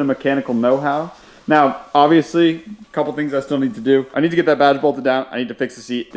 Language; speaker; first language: English; native; English